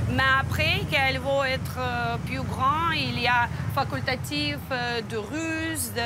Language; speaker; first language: French; non-native, fluent; Russian